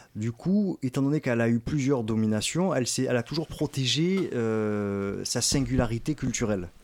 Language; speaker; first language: French; native; French